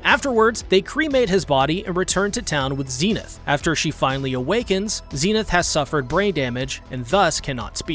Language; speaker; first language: English; native; English